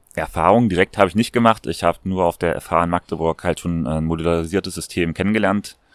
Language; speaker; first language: German; native; German